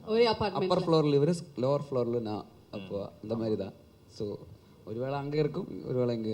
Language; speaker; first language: Tamil; non-native, learner; Malayalam